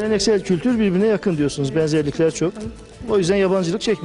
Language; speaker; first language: Turkish; native; Turkish